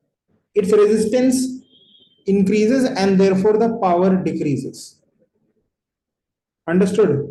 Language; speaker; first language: English; non-native, local second language; Hindi